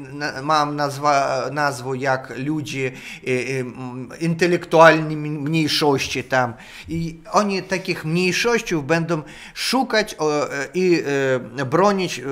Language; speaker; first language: Polish; non-native, fluent; Russian